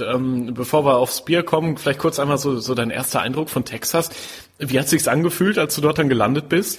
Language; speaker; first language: German; native; German